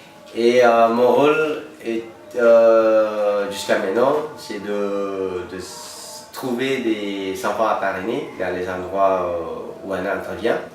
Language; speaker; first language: French; non-native, fluent; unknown